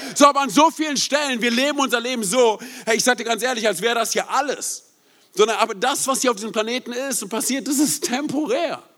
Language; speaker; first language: German; native; German